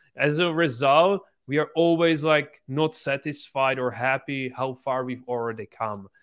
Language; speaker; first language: English; non-native, fluent; Czech